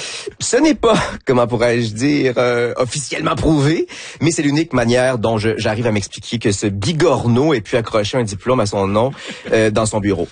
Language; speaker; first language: French; native; French